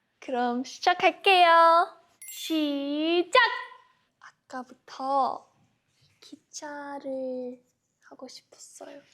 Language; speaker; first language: Korean; non-native, learner; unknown